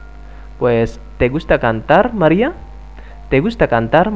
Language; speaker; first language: Spanish; non-native, fluent; Indonesian